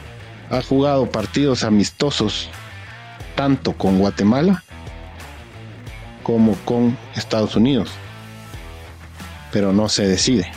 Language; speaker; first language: Spanish; native; Spanish